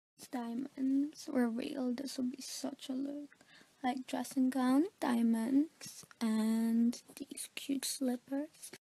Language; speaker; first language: English; early bilingual, other home language; Polish